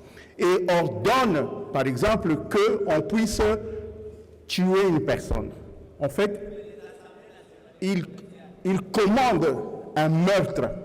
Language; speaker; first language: French; native; French